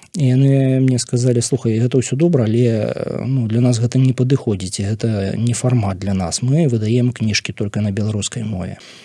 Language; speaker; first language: Belarusian; non-native, local second language; Russian